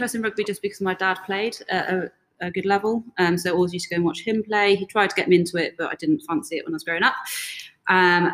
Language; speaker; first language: English; native; English